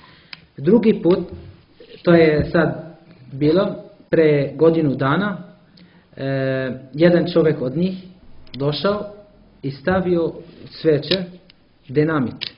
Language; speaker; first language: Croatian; non-native, learner; Arabic